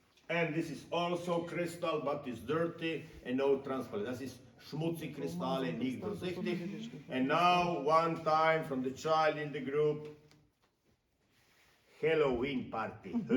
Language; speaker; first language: English; non-native, learner; Croatian